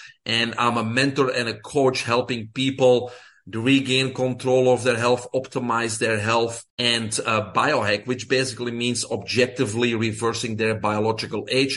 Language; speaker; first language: English; non-native, fluent; Dutch